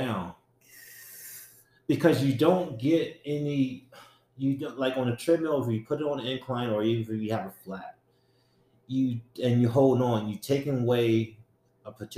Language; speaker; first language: English; native; English